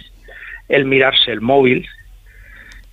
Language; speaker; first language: Spanish; native; Spanish